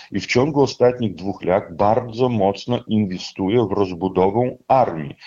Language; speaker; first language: Polish; non-native, fluent; Russian